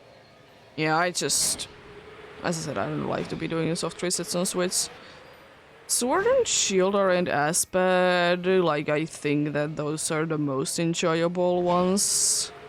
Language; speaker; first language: English; non-native, fluent; Finnish